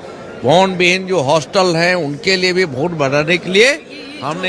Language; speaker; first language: Hindi; native; Hindi